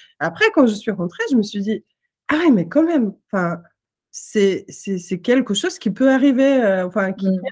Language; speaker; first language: French; non-native, fluent; Russian